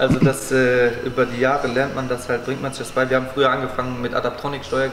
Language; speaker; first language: German; native; German